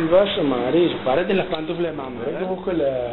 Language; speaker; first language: Spanish; native; Spanish